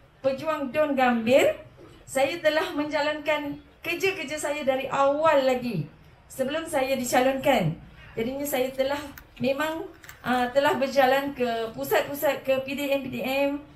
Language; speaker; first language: Malay; native; Malay